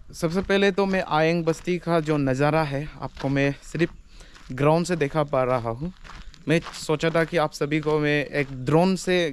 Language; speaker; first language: Hindi; non-native, local second language; Adi